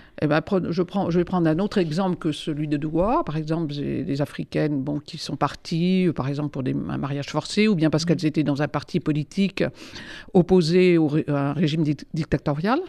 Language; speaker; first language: French; native; French